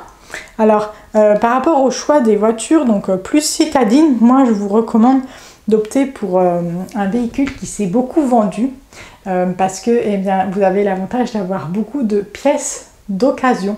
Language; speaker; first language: French; native; French